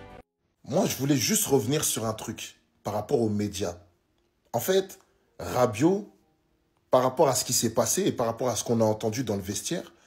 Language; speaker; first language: French; native; French